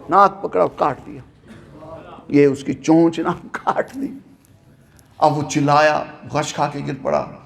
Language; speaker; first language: Urdu; non-native, local second language; Punjabi